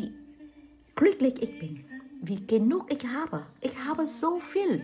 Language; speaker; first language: German; non-native, fluent; Vietnamese